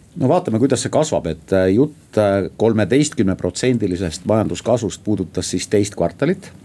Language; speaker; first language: Estonian; native; Estonian